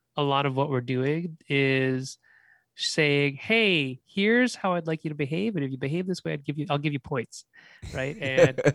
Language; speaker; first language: English; native; English